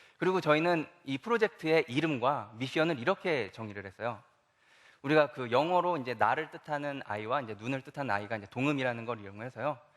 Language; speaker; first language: Korean; native; Korean